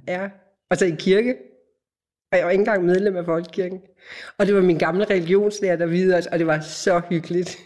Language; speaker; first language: Danish; native; Danish